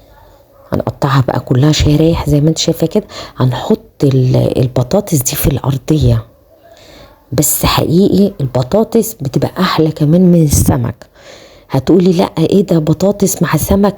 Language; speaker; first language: Arabic; native; Arabic